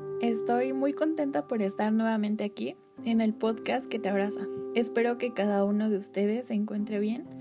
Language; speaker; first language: Spanish; native; Spanish